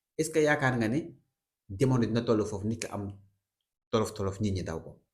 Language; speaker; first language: Wolof; native; Wolof